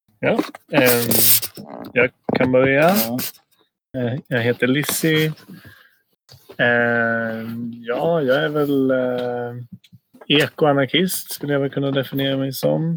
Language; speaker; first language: Swedish; native; Swedish